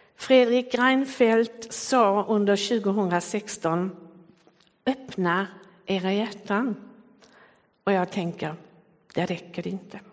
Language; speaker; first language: Swedish; native; Swedish